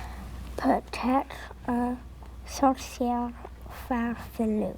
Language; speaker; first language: French; non-native, local second language; English